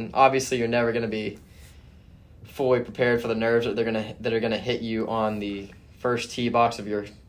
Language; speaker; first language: English; native; English